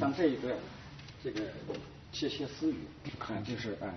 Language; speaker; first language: Chinese; native; Chinese